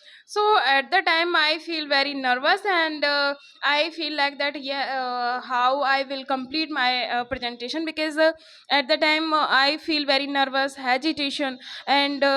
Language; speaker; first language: English; non-native, local second language; Hindi